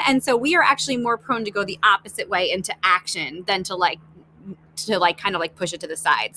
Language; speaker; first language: English; native; English